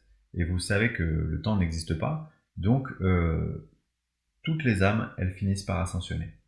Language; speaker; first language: French; native; French